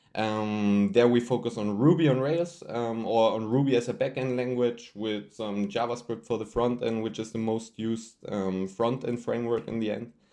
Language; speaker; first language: English; non-native, fluent; German